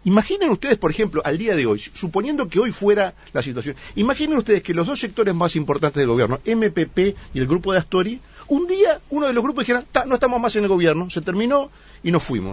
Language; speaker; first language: Spanish; native; Spanish